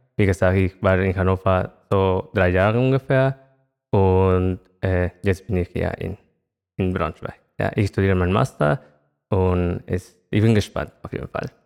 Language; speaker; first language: German; non-native, fluent; Spanish